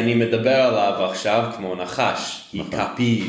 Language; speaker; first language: Hebrew; non-native, fluent; English